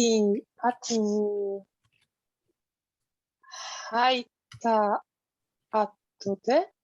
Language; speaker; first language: Japanese; non-native, learner; Polish